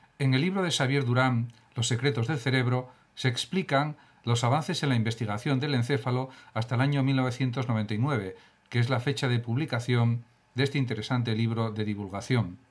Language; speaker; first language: Spanish; native; Spanish